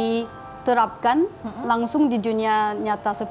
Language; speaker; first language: Indonesian; non-native, fluent; Korean